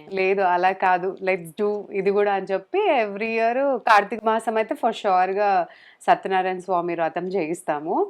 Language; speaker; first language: Telugu; native; Telugu